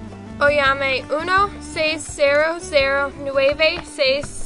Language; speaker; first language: Spanish; non-native, learner; English